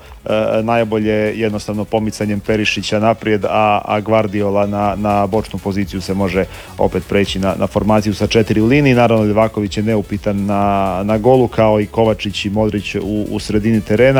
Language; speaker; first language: Serbian; native; Serbian